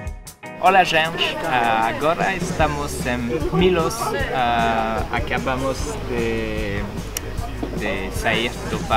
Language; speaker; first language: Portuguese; non-native, learner; French